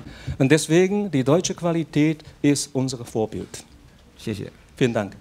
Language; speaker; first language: German; non-native, learner; Chinese